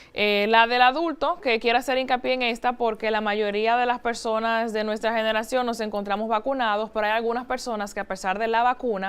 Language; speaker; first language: Spanish; native; Spanish